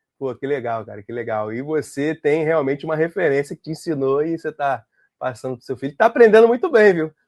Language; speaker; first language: Portuguese; native; Portuguese